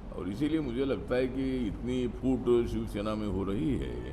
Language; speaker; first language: Hindi; non-native, local second language; Marathi